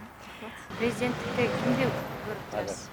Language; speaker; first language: Kyrgyz; native; Kyrgyz